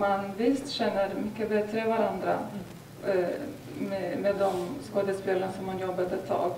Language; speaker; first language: Swedish; non-native, fluent; Lithuanian